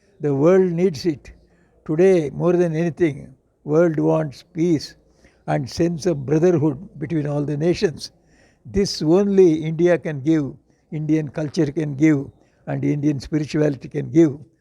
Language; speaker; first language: English; non-native, local second language; Kannada